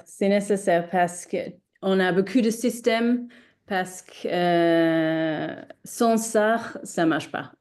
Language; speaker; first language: French; non-native, learner; English